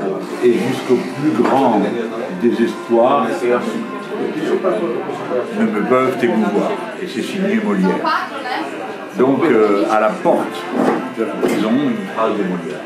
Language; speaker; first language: French; native; French